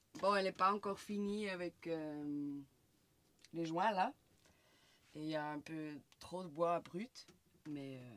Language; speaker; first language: French; non-native, learner; German